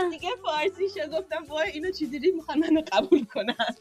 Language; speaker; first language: Persian; early bilingual, heritage; Persian